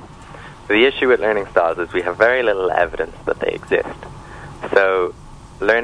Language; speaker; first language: English; native; English